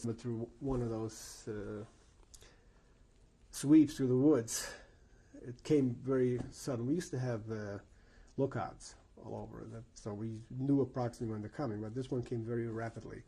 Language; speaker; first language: English; early bilingual, other home language; Yiddish